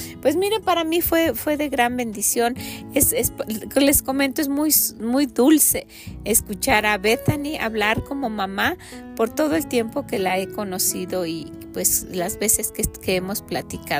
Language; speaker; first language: Spanish; native; Spanish